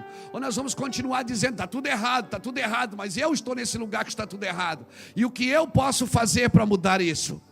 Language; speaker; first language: Portuguese; native; Portuguese